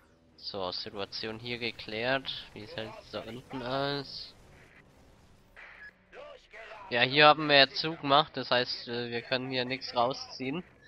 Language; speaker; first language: German; native; German